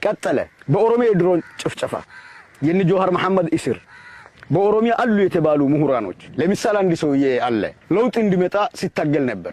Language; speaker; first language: Amharic; non-native, local second language; Afar